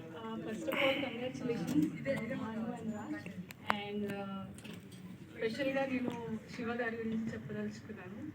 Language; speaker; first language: Telugu; non-native, learner; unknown